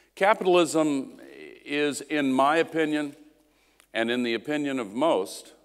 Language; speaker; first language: English; native; English